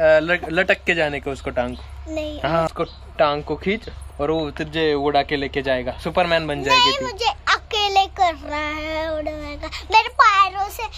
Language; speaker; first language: Hindi; non-native, local second language; Marathi